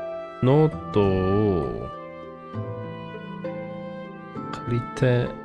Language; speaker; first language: Japanese; non-native, learner; English